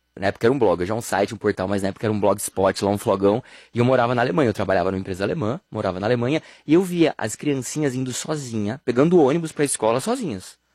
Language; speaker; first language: Portuguese; native; Portuguese